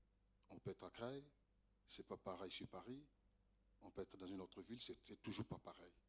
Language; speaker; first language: French; native; French